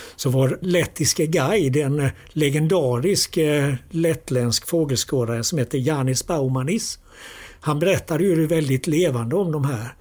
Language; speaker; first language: Swedish; native; Swedish